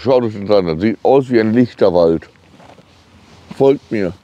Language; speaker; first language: German; native; German